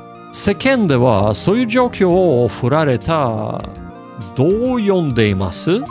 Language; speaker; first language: Japanese; non-native, learner; English